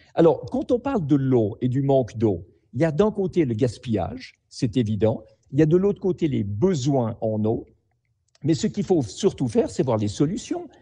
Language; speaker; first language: French; native; French